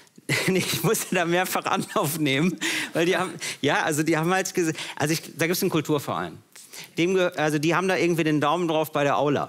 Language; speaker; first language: German; native; German